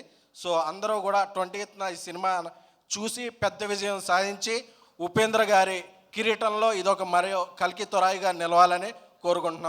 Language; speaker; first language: Telugu; native; Telugu